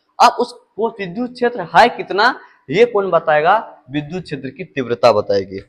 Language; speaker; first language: Hindi; native; Hindi